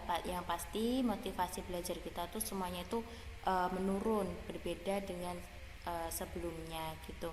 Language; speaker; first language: Indonesian; native; Indonesian